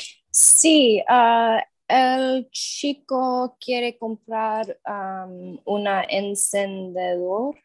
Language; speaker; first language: Spanish; non-native, learner; English